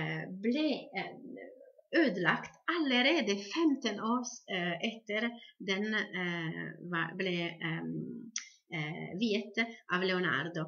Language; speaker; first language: Norwegian; non-native, fluent; Italian